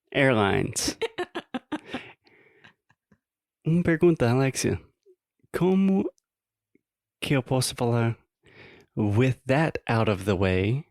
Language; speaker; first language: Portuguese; non-native, fluent; English